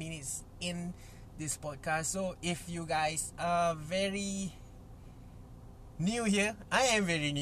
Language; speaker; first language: English; non-native, local second language; Malay